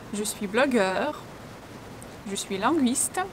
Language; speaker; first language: French; non-native, fluent; Russian